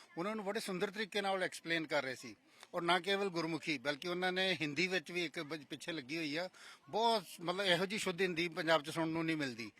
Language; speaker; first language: Punjabi; native; Punjabi